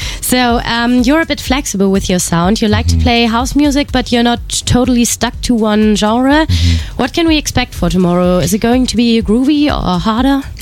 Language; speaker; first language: English; non-native, fluent; German